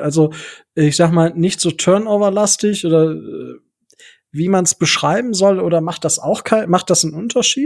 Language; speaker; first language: German; native; German